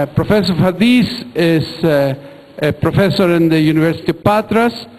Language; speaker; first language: English; non-native, fluent; Spanish